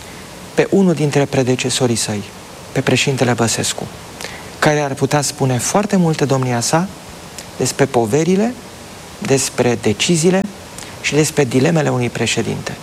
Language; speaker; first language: Romanian; native; Romanian